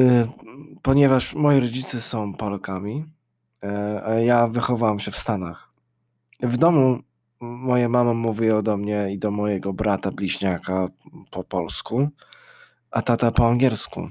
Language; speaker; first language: Polish; early bilingual, heritage; English